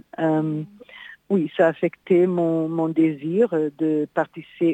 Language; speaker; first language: French; non-native, fluent; Portuguese